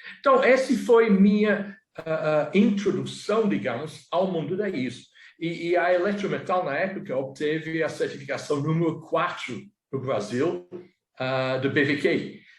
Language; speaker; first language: Portuguese; non-native, fluent; English